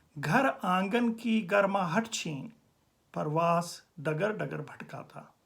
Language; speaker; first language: Hindi; native; Hindi